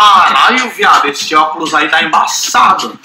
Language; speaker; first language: Portuguese; native; Portuguese